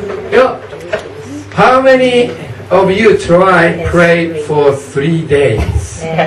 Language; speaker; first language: English; non-native, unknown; Japanese